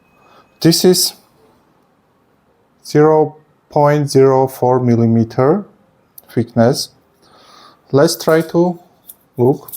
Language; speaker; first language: English; non-native, fluent; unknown